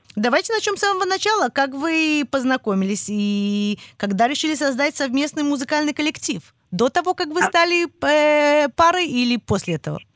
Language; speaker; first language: Russian; early bilingual, heritage; Russian